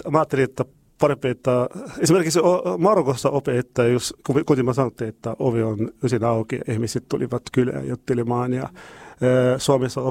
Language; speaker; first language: Finnish; non-native, learner; Arabic